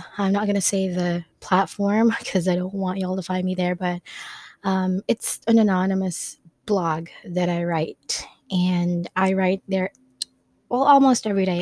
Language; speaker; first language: English; non-native, local second language; Filipino